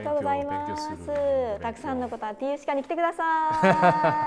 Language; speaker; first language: Japanese; native; Japanese